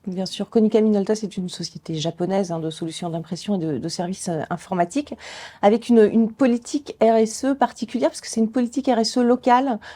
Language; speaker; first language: French; native; French